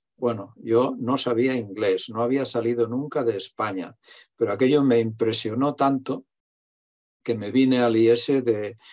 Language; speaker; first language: Spanish; native; Spanish